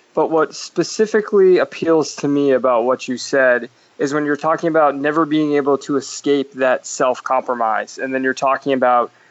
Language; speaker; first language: English; native; English